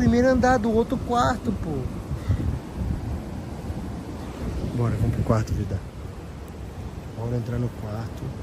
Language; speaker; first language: Portuguese; native; Portuguese